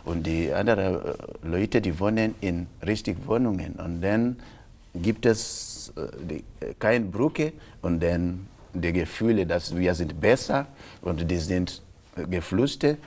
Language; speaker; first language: German; non-native, local second language; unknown